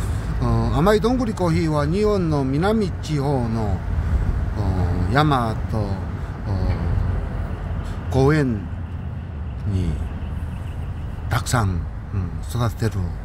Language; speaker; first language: Japanese; non-native, learner; Korean